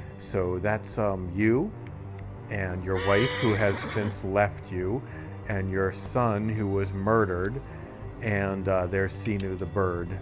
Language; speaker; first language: English; native; English